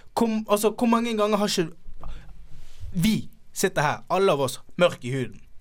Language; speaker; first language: Norwegian; early bilingual, other home language; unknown